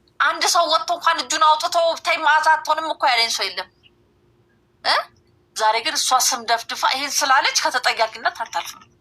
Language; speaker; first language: Amharic; native; Amharic